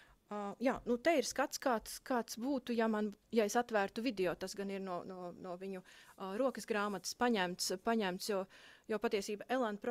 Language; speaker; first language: Latvian; native; Latvian